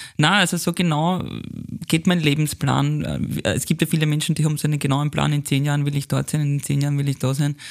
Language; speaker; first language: German; native; German